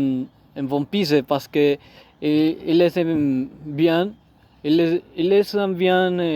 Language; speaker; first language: French; non-native, learner; Spanish